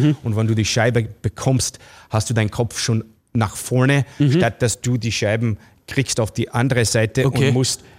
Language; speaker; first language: German; non-native, fluent; English